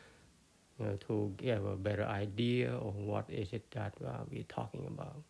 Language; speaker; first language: English; non-native, fluent; Khmer